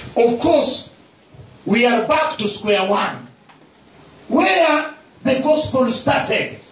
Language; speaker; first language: English; non-native, local second language; Swahili